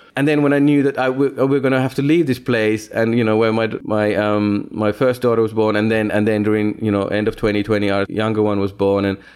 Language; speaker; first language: English; non-native, fluent; Finnish